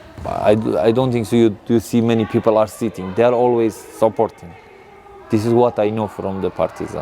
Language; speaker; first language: English; non-native, learner; Persian